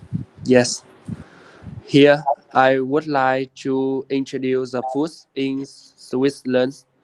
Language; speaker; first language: English; non-native, learner; Vietnamese